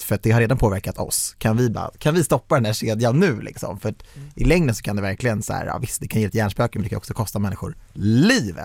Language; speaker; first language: Swedish; native; Swedish